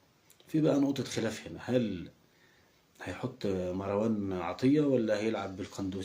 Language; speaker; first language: Arabic; native; Arabic